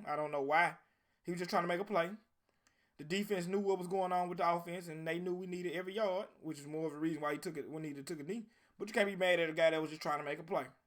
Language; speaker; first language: English; native; English